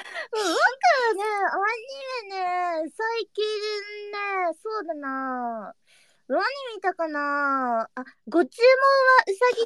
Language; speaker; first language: Japanese; native; Japanese